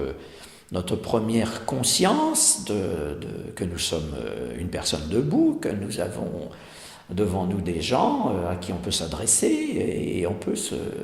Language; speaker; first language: French; native; French